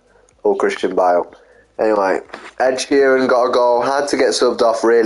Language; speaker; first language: English; native; English